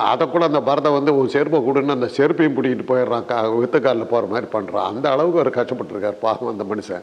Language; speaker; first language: Tamil; native; Tamil